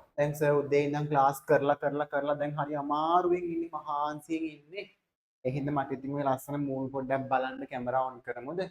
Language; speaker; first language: Sinhala; non-native, local second language; Tamil